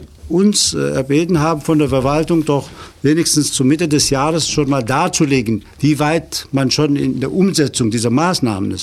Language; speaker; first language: German; native; German